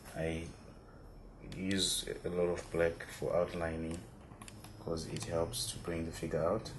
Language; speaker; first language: English; non-native, local second language; Shona